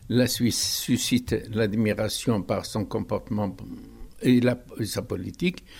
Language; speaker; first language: French; non-native, local second language; Arabic